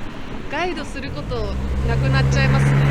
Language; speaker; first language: Japanese; native; Japanese